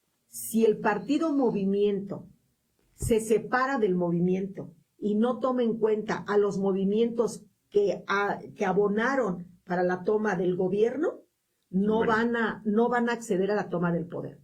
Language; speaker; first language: Spanish; native; Spanish